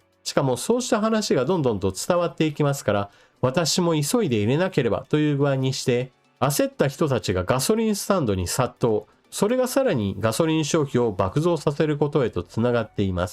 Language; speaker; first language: Japanese; native; Japanese